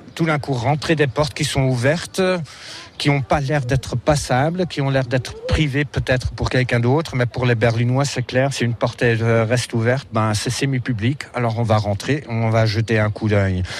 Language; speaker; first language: French; non-native, fluent; German